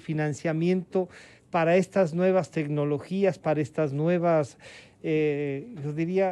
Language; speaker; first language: Spanish; native; Spanish